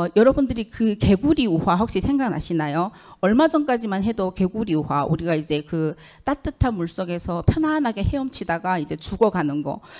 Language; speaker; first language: Korean; native; Korean